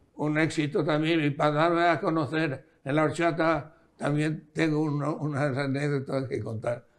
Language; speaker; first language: Spanish; native; Spanish